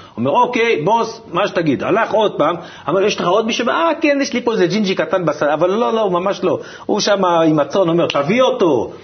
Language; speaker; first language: Hebrew; native; Hebrew